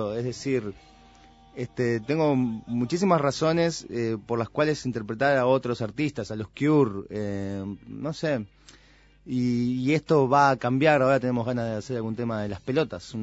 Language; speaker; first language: Spanish; native; Spanish